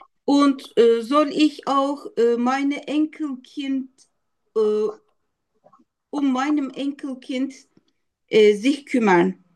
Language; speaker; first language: German; non-native, learner; Turkish